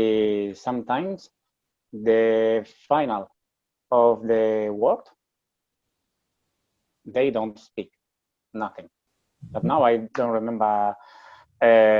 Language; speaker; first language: English; non-native, learner; Spanish